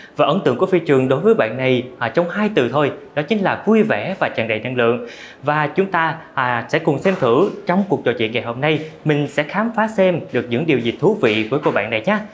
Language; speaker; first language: Vietnamese; native; Vietnamese